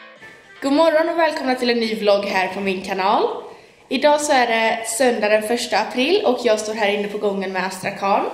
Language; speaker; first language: Swedish; native; Swedish